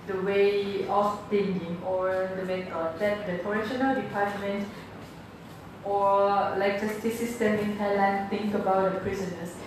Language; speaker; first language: English; non-native, fluent; Thai